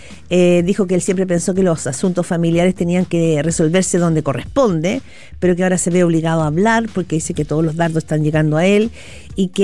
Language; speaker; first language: Spanish; native; Spanish